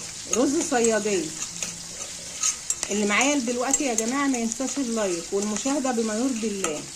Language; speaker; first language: Arabic; native; Arabic